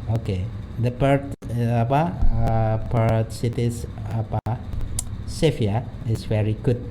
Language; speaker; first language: English; non-native, learner; Indonesian